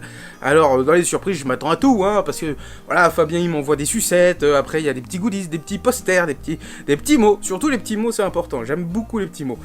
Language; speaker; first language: French; native; French